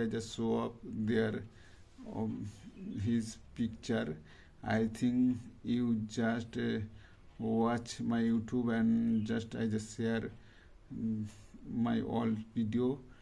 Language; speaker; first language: English; non-native, learner; Bangla